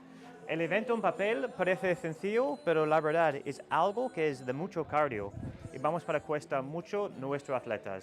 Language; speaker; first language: Spanish; non-native, learner; English